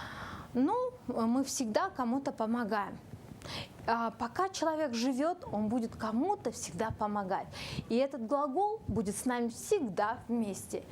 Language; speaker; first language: Russian; non-native, local second language; Kyrgyz